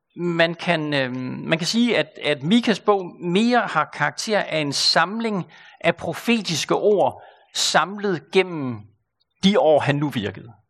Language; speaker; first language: Danish; native; Danish